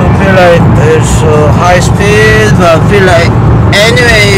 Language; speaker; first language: English; non-native, learner; Korean